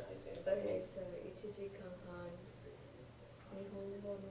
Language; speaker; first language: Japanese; non-native, learner; English